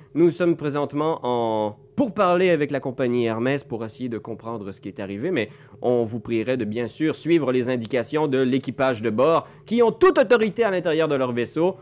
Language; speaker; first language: French; native; French